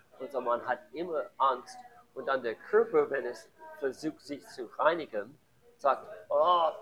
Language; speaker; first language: German; non-native, learner; English